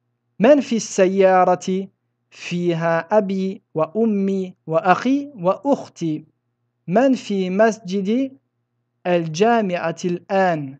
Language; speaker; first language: Arabic; non-native, fluent; French